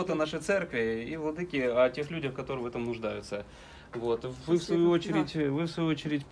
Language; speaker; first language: Russian; native; Russian